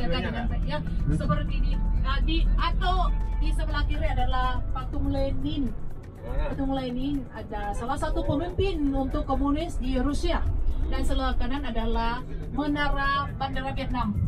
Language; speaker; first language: Indonesian; non-native, fluent; Vietnamese